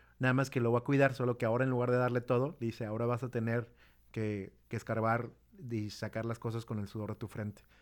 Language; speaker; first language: Spanish; native; Spanish